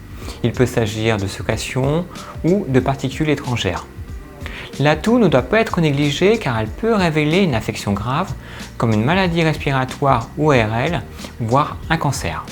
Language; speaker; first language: French; native; French